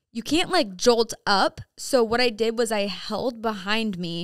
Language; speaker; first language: English; native; English